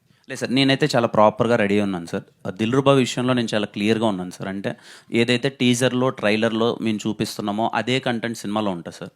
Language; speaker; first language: Telugu; native; Telugu